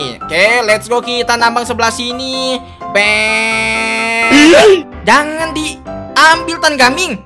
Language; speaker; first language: Indonesian; native; Indonesian